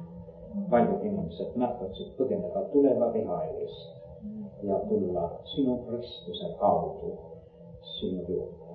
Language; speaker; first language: Finnish; non-native, learner; Estonian